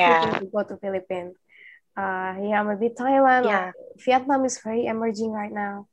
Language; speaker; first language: English; non-native, fluent; Indonesian